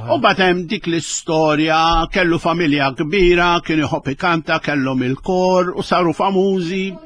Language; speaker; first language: Maltese; early bilingual, other home language; Spanish